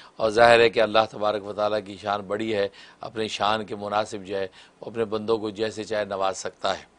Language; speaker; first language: Urdu; native; Urdu